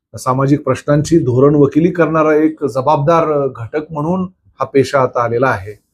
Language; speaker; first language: Marathi; native; Marathi